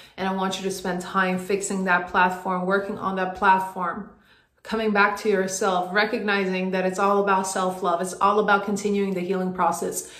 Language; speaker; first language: English; non-native, fluent; Swedish